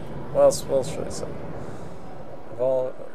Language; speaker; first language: English; native; English